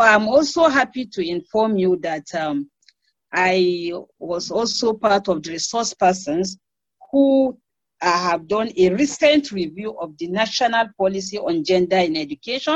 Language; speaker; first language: English; non-native, local second language; Hausa